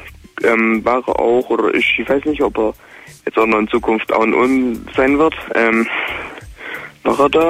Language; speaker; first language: German; native; German